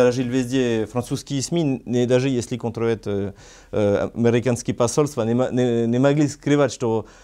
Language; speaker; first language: Russian; non-native, learner; French